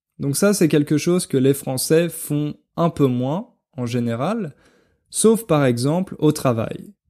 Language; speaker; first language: French; native; French